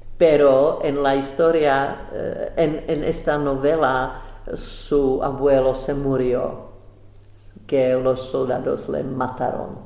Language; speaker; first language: Spanish; non-native, fluent; Czech